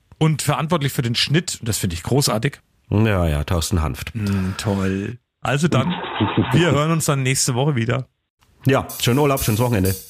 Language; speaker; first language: German; native; German